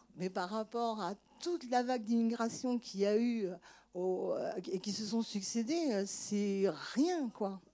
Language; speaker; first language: French; native; French